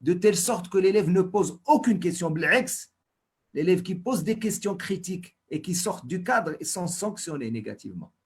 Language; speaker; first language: French; non-native, local second language; Arabic